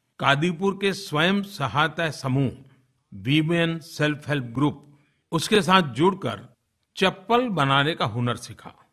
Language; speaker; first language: Hindi; non-native, local second language; Gujarati